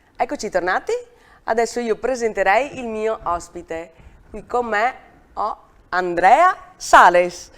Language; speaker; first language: Italian; native; Italian